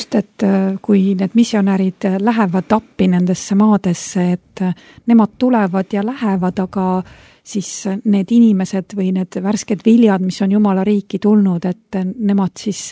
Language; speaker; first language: Estonian; native; Estonian